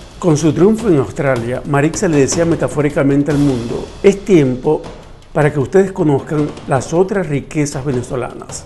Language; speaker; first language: Spanish; native; Spanish